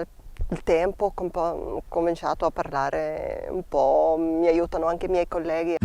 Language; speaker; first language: Italian; non-native, learner; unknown